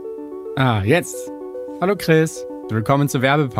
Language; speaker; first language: German; native; German